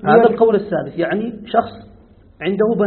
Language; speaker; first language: Arabic; native; Arabic